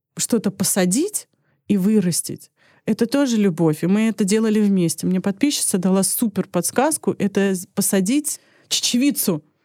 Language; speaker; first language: Russian; early bilingual, other home language; Armenian